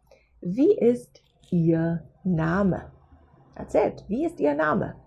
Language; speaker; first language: German; non-native, fluent; English